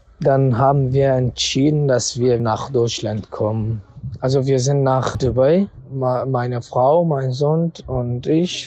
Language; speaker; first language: German; non-native, learner; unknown